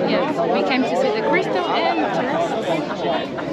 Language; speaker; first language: English; non-native, learner; Portuguese